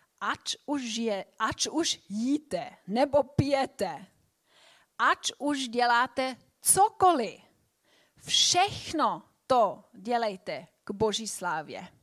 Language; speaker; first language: Czech; non-native, fluent; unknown